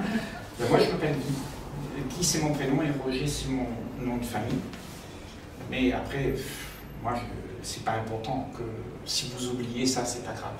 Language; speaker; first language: French; native; French